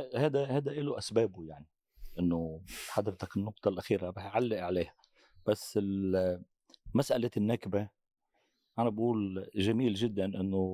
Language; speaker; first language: Arabic; native; Arabic